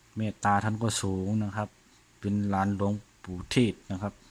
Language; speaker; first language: Thai; non-native, local second language; Northeastern Thai